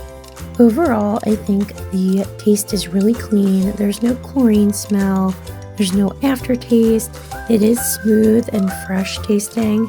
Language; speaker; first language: English; native; English